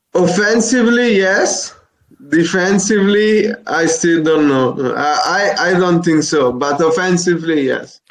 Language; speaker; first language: English; non-native, fluent; Italian